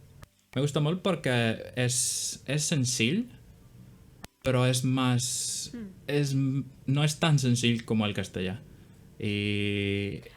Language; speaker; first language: Catalan; non-native, learner; Spanish